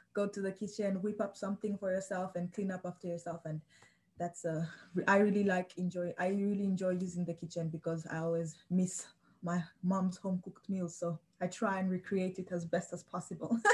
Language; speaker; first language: English; native; English